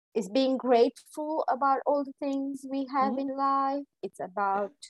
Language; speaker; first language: English; non-native, local second language; Gujarati